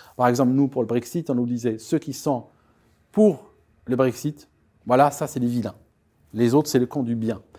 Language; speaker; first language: French; non-native, local second language; Arabic